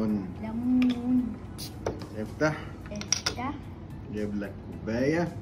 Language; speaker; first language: Arabic; native; Arabic